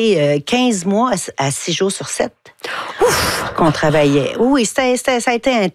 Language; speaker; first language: French; native; French